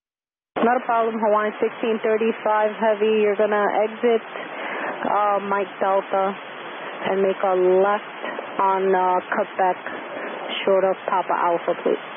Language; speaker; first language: English; native; English